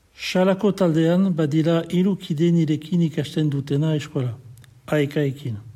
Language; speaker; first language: Basque; non-native, local second language; French